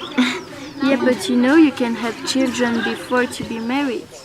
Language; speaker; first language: English; non-native, learner; French